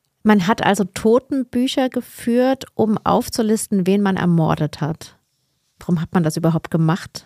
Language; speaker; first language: German; native; German